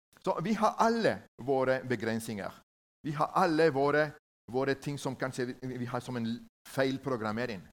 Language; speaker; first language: Norwegian; non-native, learner; Spanish